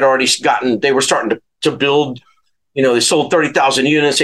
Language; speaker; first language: English; native; English